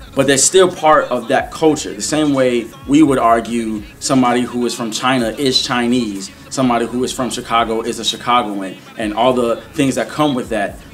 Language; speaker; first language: English; native; English